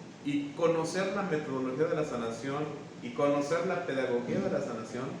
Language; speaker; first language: Spanish; native; Spanish